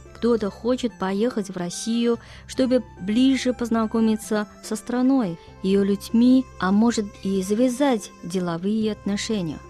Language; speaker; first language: Russian; non-native, fluent; Chinese